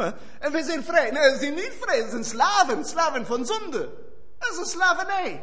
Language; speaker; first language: Dutch; non-native, fluent; German